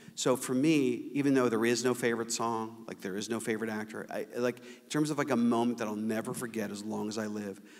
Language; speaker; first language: English; native; English